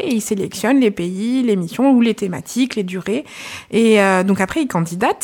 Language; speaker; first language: French; native; French